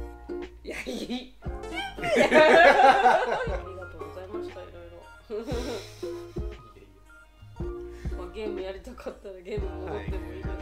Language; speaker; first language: Japanese; native; Japanese